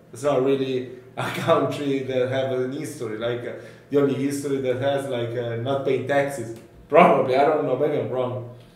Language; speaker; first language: English; non-native, fluent; Italian